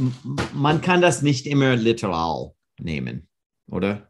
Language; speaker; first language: German; non-native, fluent; English